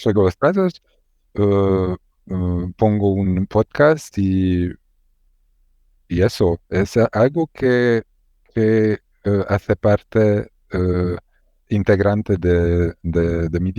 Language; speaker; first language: Spanish; non-native, learner; Hungarian